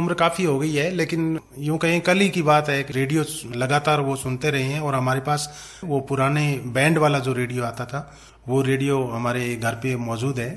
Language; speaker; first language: Hindi; native; Hindi